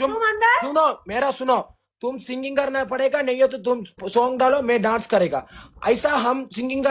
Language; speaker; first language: Hindi; non-native, local second language; Tamil